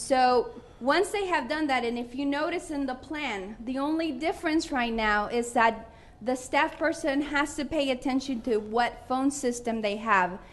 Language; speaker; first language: English; non-native, fluent; Spanish